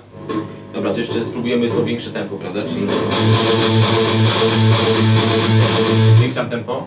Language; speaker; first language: Polish; native; Polish